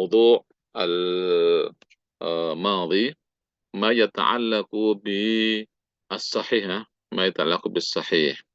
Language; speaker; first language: Arabic; non-native, fluent; Indonesian